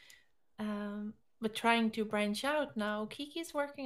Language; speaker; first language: English; non-native, fluent; Swedish